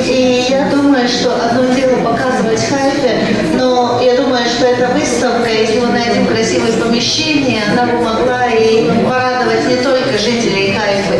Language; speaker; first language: Russian; non-native, local second language; Latvian